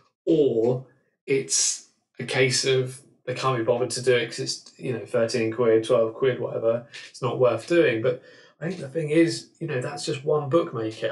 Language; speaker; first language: English; native; English